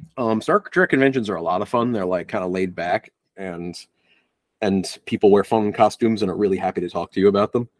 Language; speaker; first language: English; native; English